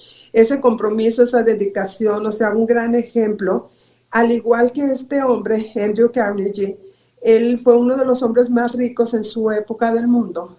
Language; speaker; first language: Spanish; native; Spanish